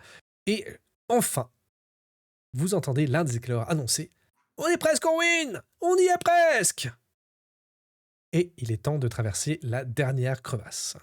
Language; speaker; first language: French; native; French